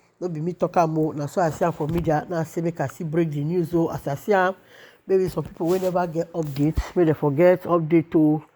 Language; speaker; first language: Nigerian Pidgin; non-native, local second language; Igbo